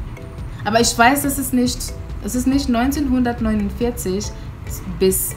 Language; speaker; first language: German; non-native, fluent; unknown